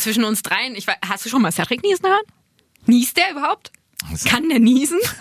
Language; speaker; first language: German; native; German